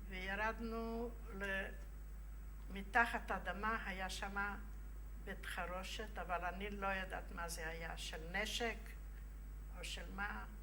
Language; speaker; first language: Hebrew; non-native, fluent; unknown